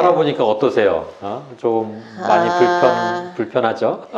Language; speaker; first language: Korean; native; Korean